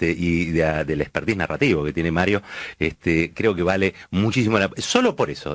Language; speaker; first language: Spanish; native; Spanish